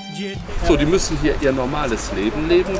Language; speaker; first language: German; native; German